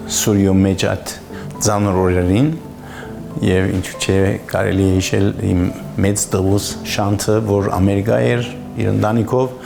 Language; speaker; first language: Armenian; early bilingual, heritage; Armenian